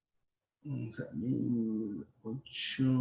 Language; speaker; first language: Spanish; native; Spanish